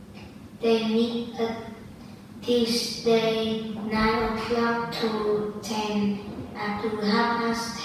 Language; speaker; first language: English; non-native, learner; Vietnamese